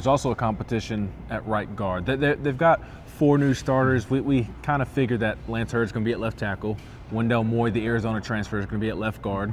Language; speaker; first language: English; native; English